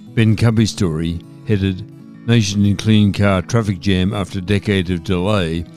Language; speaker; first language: English; native; English